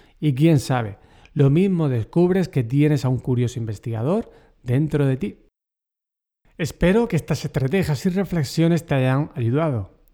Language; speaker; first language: Spanish; native; Spanish